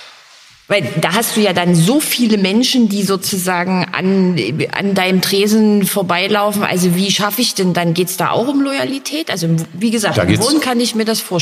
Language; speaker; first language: German; native; German